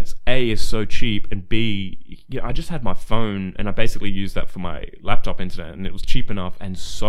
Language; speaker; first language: English; native; English